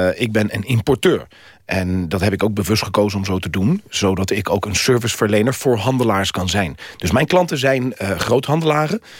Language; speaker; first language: Dutch; non-native, fluent; Spanish